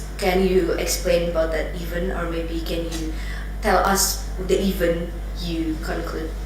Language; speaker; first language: English; non-native, learner; Indonesian